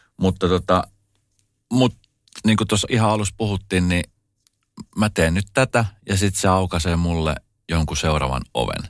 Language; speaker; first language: Finnish; native; Finnish